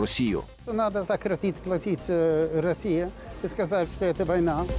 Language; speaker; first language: Russian; non-native, fluent; Swedish